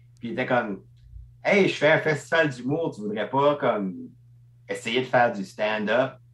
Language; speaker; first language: French; non-native, local second language; English